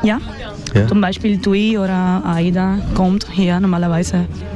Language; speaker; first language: German; non-native, learner; Spanish